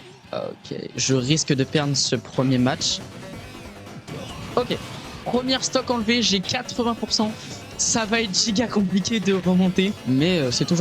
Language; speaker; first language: French; native; French